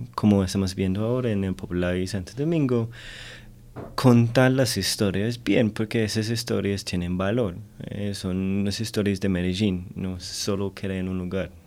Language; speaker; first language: Spanish; non-native, fluent; English